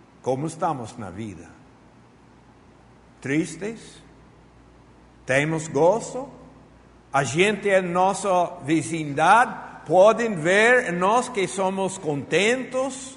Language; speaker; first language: Portuguese; non-native, fluent; Spanish